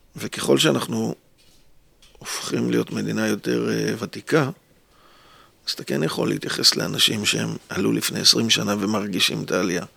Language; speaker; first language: Hebrew; native; Hebrew